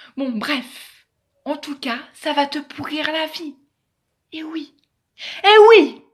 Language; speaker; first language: French; native; French